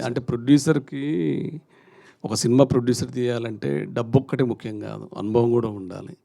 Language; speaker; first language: Telugu; native; Telugu